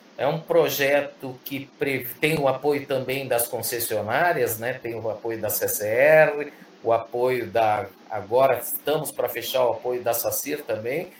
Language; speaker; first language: Portuguese; early bilingual, other home language; Spanish